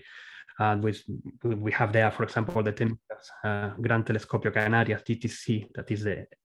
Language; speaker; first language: English; non-native, fluent; Spanish